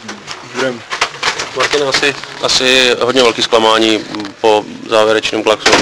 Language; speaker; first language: Czech; native; Czech